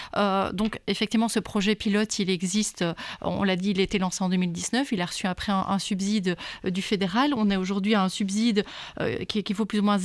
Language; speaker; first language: French; native; French